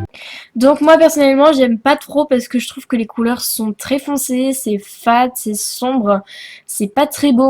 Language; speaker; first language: French; native; French